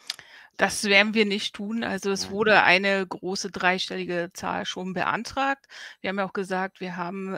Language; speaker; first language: German; native; German